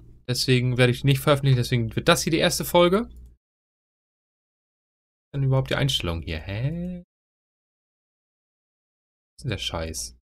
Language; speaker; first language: German; native; German